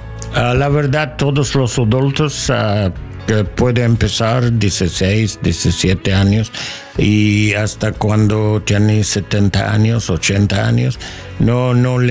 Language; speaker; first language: Spanish; non-native, learner; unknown